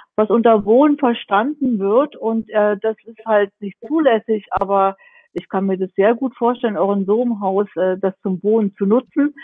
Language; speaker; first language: German; native; German